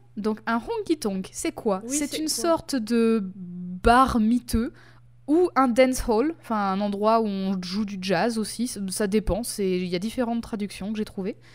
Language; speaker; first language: French; native; French